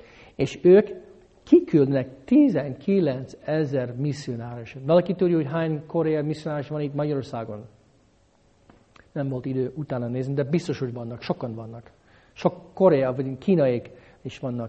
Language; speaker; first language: Hungarian; non-native, fluent; English